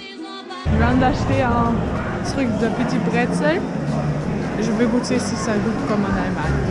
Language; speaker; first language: French; non-native, learner; German